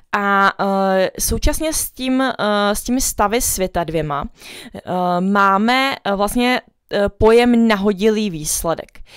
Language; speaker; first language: Czech; early bilingual, other home language; Vietnamese